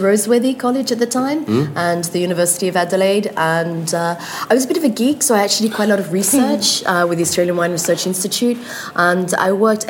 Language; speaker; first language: English; native; English